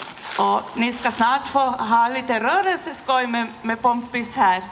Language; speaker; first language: Swedish; native; Swedish